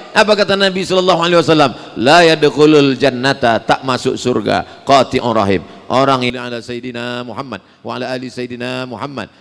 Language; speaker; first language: Malay; native; Malay